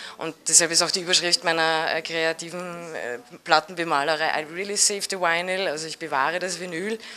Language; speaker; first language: German; native; German